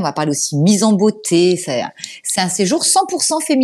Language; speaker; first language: French; native; French